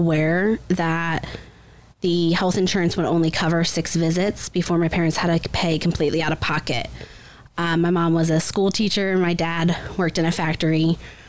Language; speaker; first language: English; native; English